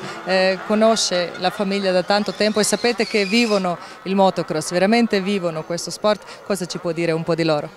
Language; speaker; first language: Italian; non-native, fluent; Croatian